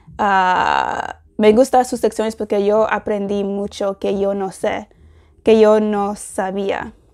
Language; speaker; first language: Spanish; non-native, learner; English